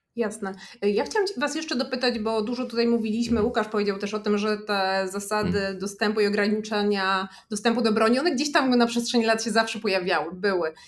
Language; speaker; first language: Polish; native; Polish